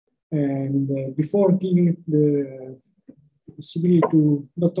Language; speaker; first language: English; non-native, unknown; Italian